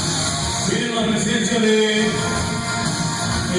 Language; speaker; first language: Spanish; native; Spanish